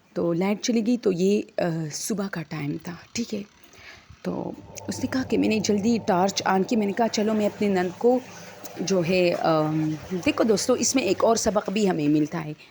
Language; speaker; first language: Urdu; non-native, local second language; Pashto